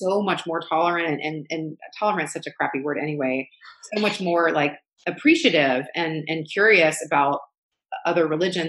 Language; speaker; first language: English; native; English